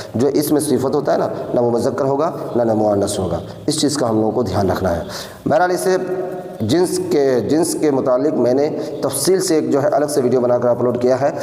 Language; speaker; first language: Urdu; native; Urdu